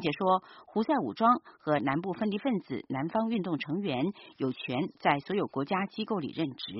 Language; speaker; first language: Chinese; native; Chinese